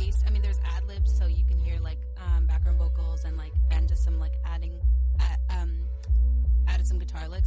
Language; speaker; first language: English; native; English